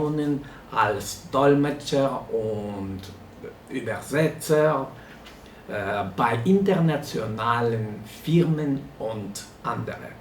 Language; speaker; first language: German; non-native, fluent; Russian